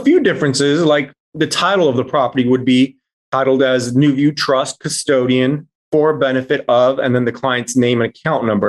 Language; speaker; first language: English; native; English